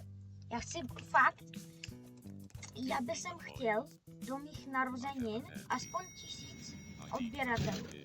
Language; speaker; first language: Czech; early bilingual, other home language; Russian